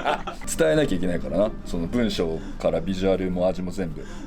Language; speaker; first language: Japanese; native; Japanese